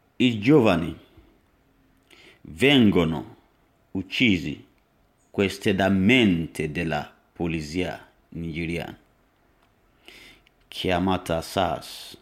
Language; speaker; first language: Italian; non-native, learner; Yoruba